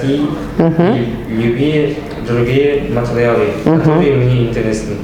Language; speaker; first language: Russian; non-native, local second language; Kazakh